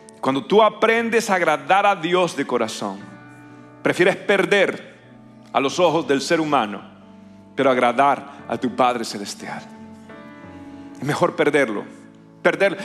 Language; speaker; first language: Spanish; native; Spanish